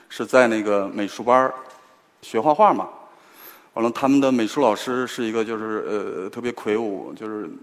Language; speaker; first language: Chinese; native; Chinese